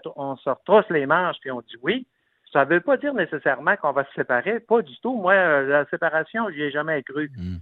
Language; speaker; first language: French; native; French